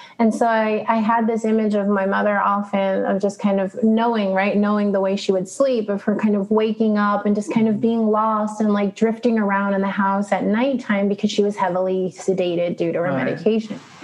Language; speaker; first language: English; early bilingual, other home language; Spanish